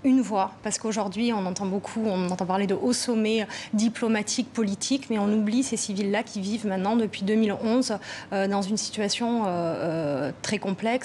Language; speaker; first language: French; native; French